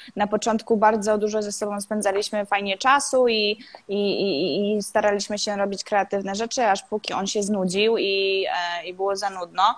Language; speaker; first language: Polish; native; Polish